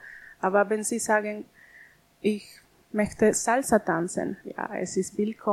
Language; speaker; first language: German; non-native, learner; Spanish